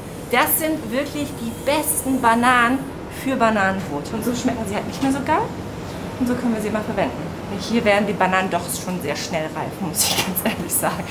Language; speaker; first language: German; native; German